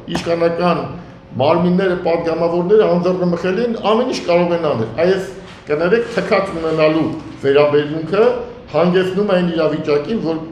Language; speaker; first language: Armenian; native; Armenian